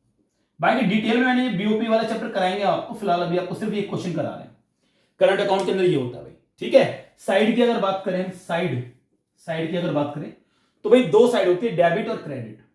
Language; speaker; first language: Hindi; native; Hindi